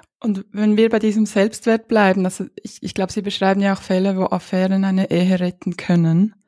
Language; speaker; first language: German; native; German